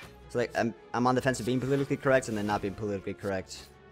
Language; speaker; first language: English; early bilingual, other home language; Spanish